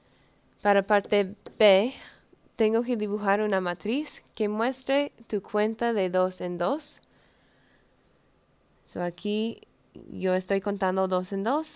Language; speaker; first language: Spanish; early bilingual, heritage; Spanish